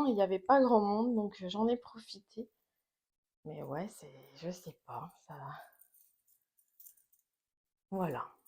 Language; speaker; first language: French; native; French